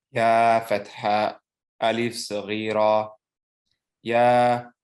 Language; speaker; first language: Arabic; non-native, learner; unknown